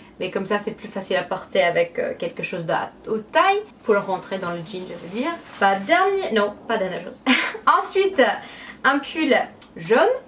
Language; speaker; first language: French; non-native, fluent; English